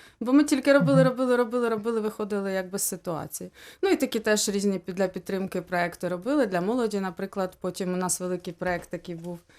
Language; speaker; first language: Ukrainian; native; Ukrainian